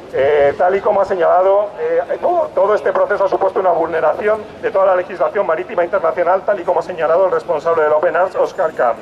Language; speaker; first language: Spanish; native; Spanish